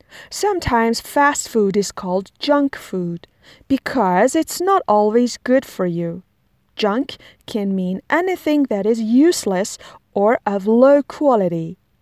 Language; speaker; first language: English; non-native, fluent; Persian